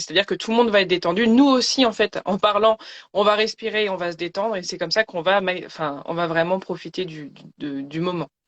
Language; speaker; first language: French; native; French